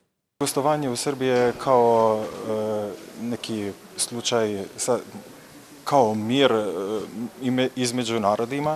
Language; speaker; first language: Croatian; non-native, learner; Slovenian